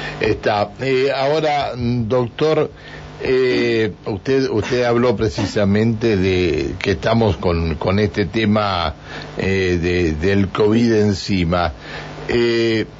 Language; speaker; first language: Spanish; native; Spanish